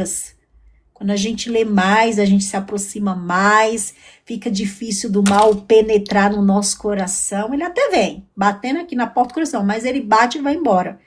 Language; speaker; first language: Portuguese; native; Portuguese